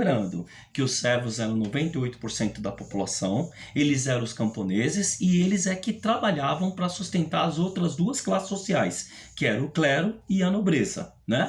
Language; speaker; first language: Portuguese; native; Portuguese